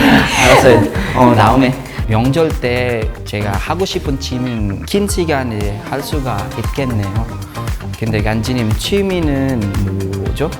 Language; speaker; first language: Korean; non-native, learner; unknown